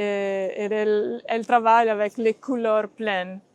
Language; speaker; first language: French; non-native, learner; Italian